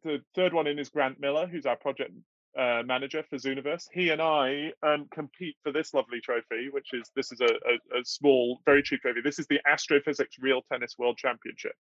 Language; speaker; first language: English; native; English